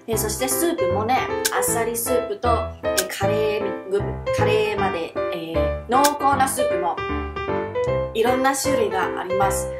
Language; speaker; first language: Japanese; non-native, fluent; Chinese